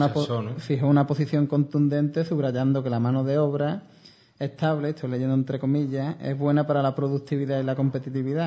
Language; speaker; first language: Spanish; native; Spanish